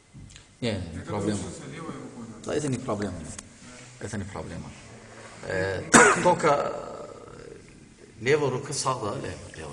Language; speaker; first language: Russian; non-native, learner; Azerbaijani